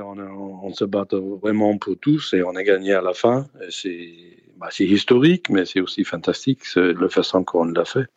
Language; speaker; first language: French; non-native, fluent; Danish